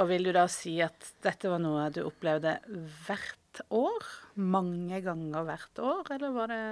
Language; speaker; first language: Norwegian; native; Norwegian